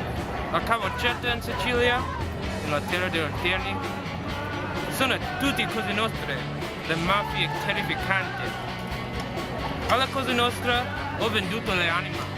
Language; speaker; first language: Italian; non-native, learner; English